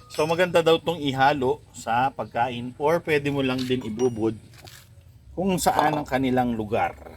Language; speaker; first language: Filipino; native; Filipino